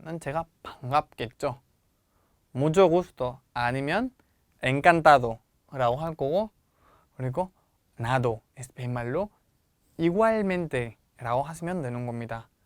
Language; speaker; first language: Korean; non-native, fluent; Spanish